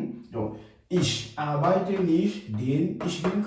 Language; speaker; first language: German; non-native, fluent; French